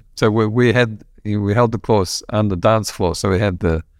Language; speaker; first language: English; native; English